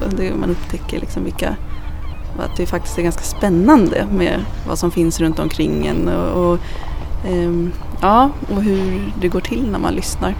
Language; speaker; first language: Swedish; native; Swedish